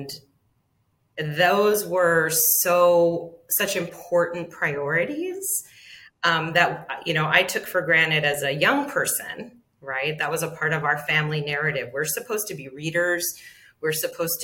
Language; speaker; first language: English; native; English